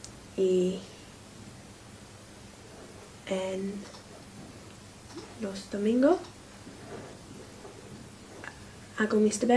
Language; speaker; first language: Spanish; non-native, learner; English